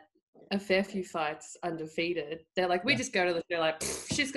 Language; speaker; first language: English; native; English